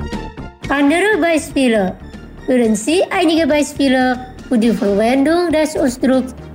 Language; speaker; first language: German; non-native, fluent; Indonesian